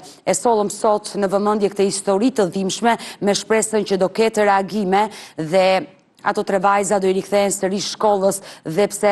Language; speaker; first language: Albanian; native; Albanian